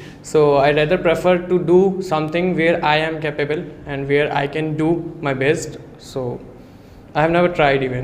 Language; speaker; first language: English; non-native, local second language; Hindi